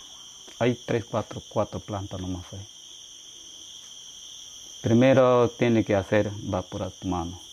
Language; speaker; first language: Spanish; non-native, local second language; Shipibo-Conibo